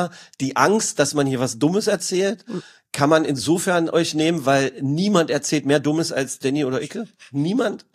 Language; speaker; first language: German; native; German